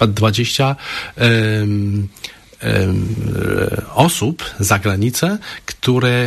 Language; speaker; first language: Polish; non-native, learner; Chinese